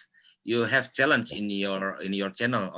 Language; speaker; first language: English; non-native, local second language; Indonesian